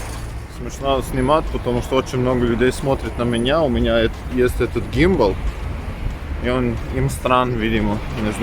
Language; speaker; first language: Russian; non-native, fluent; Serbian